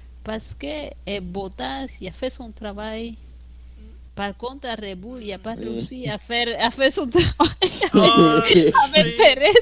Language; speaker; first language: French; non-native, fluent; Spanish